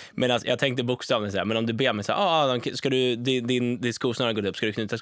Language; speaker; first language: Swedish; native; Swedish